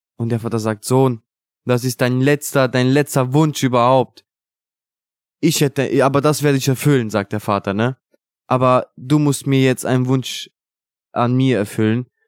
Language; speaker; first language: German; non-native, fluent; Italian